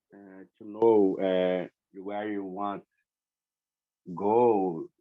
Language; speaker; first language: English; non-native, learner; Portuguese